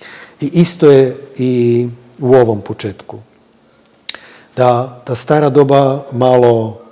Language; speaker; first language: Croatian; non-native, fluent; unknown